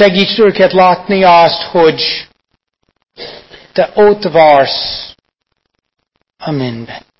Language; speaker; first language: Hungarian; non-native, fluent; English